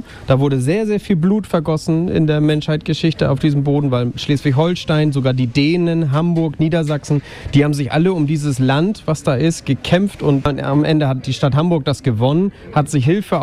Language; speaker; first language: German; native; German